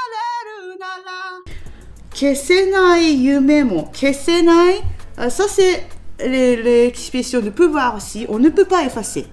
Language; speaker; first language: French; non-native, learner; Japanese